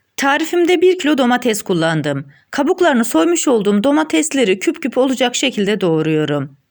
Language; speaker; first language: Turkish; native; Turkish